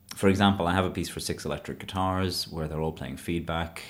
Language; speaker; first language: English; native; English